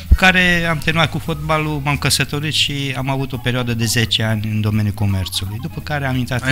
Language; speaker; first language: Romanian; non-native, local second language; Hungarian